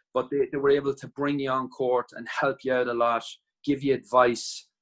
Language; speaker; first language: English; native; English